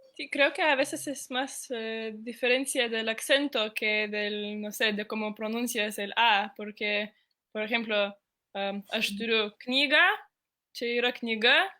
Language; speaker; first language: Spanish; non-native, fluent; Lithuanian